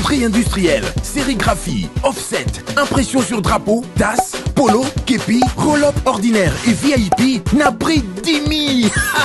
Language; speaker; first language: French; non-native, local second language; Lingala